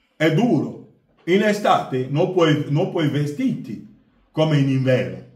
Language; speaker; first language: Italian; non-native, fluent; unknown